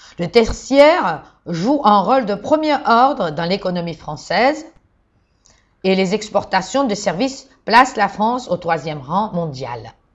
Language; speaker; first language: French; non-native, fluent; Georgian